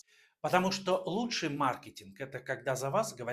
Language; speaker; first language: Russian; native; Russian